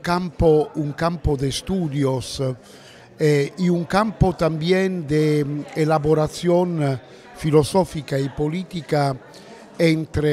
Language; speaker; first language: Spanish; non-native, fluent; Italian